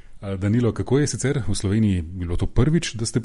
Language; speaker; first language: Slovenian; native; Slovenian